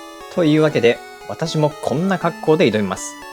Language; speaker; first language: Japanese; native; Japanese